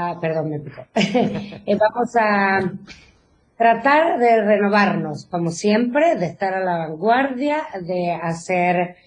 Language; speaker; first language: Spanish; native; Spanish